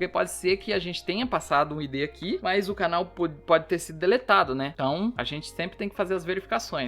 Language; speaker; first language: Portuguese; native; Portuguese